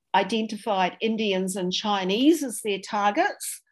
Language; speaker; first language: English; native; English